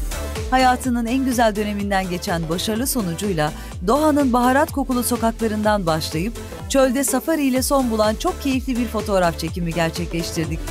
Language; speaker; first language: Turkish; native; Turkish